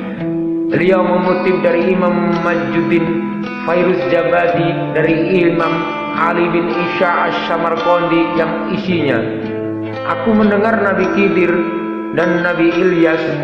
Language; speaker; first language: Indonesian; native; Indonesian